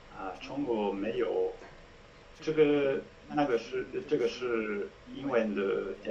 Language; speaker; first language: Chinese; non-native, learner; French